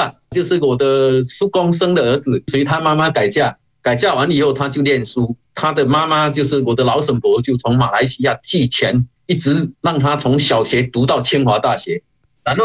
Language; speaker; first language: Chinese; native; Chinese